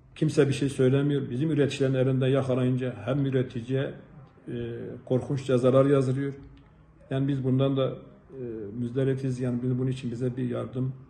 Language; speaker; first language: Turkish; native; Turkish